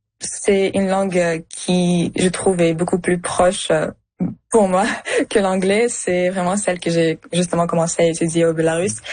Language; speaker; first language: French; early bilingual, other home language; Russian